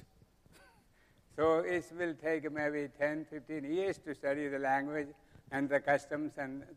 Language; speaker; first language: English; non-native, local second language; Malayalam